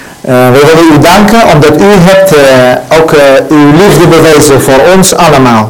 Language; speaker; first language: Dutch; non-native, learner; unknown